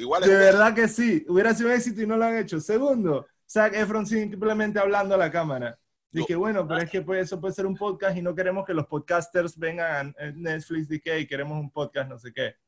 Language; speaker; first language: Spanish; native; Spanish